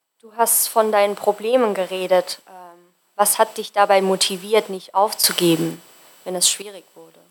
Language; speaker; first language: German; native; German